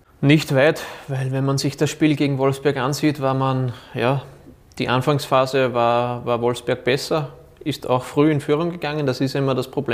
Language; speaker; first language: German; native; German